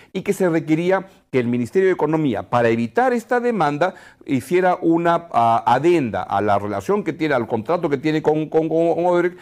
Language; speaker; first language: Spanish; native; Spanish